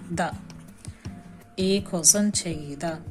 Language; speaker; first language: Korean; non-native, fluent; Hindi